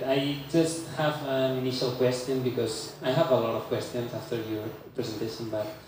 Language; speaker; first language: English; non-native, fluent; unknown